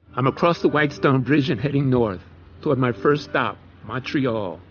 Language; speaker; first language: English; native; English